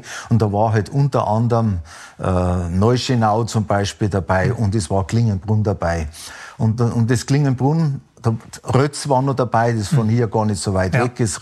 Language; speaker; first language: German; native; German